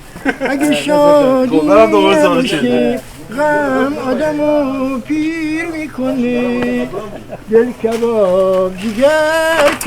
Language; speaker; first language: Persian; native; Persian